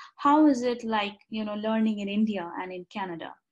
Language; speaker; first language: English; non-native, local second language; Bangla